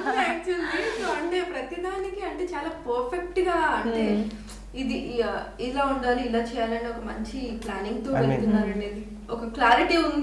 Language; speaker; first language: Telugu; native; Telugu